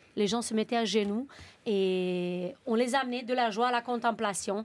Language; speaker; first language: French; non-native, fluent; Romanian